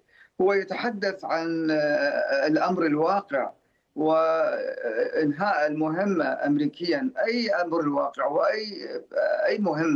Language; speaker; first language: Arabic; non-native, fluent; Persian